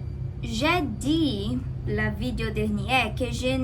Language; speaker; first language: French; non-native, learner; Portuguese